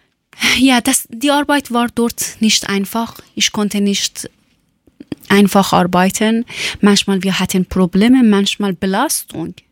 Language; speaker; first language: German; non-native, fluent; Persian